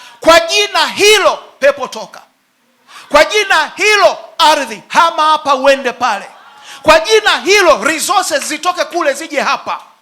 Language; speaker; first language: Swahili; native; Swahili